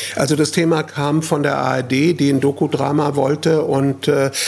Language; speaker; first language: German; native; German